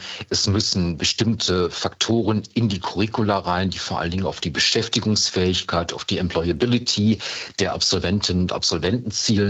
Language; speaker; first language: German; native; German